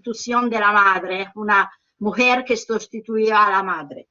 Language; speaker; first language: Spanish; non-native, learner; Italian